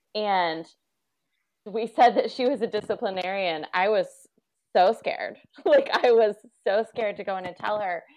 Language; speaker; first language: English; native; English